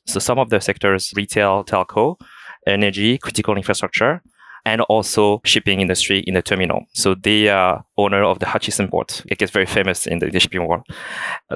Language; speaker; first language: English; non-native, fluent; French